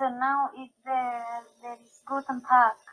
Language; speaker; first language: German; non-native, learner; Indonesian